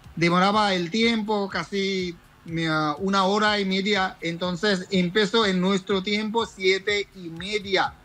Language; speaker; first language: Spanish; non-native, learner; Bangla